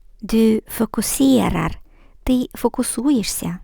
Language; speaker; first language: Swedish; non-native, learner; Ukrainian